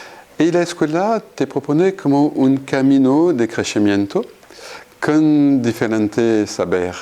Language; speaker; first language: Spanish; non-native, fluent; French